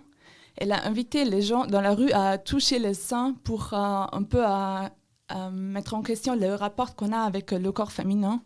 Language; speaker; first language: French; non-native, fluent; German